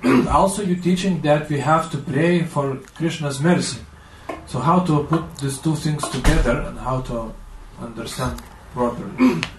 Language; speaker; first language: English; non-native, learner; Lithuanian